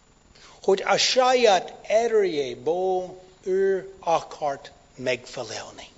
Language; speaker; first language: Hungarian; non-native, fluent; English